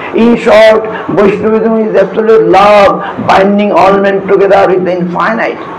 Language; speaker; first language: English; non-native, local second language; Bangla